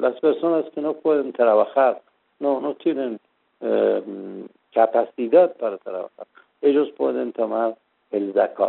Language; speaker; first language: Spanish; non-native, fluent; Persian